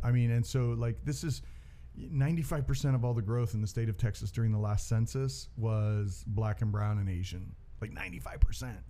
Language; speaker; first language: English; early bilingual, other home language; Spanish